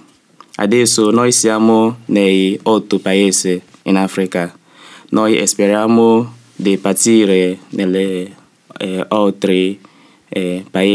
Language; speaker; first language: Italian; non-native, learner; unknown